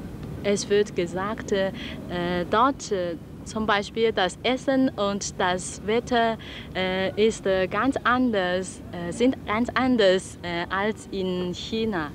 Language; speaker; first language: German; non-native, learner; Chinese